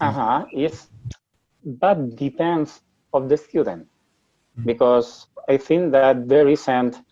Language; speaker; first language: English; non-native, learner; Spanish